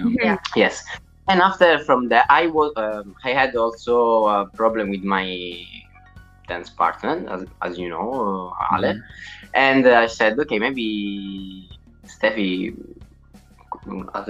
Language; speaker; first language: English; non-native, learner; Italian